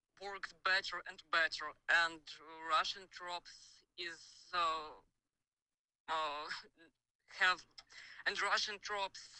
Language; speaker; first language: English; non-native, learner; Ukrainian